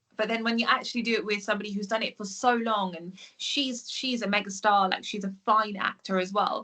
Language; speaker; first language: English; native; English